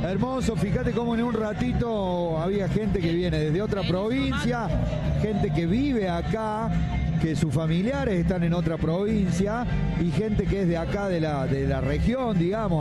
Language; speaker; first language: Spanish; native; Spanish